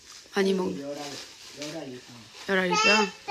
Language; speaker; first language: Korean; non-native, fluent; Chinese